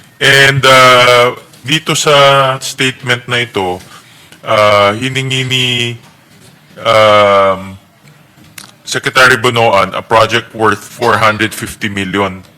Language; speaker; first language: Filipino; native; Filipino